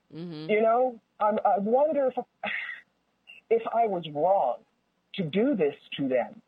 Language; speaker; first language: English; native; English